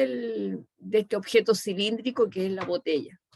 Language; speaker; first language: Spanish; native; Spanish